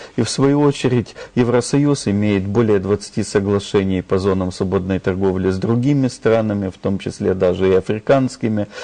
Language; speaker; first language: Russian; native; Russian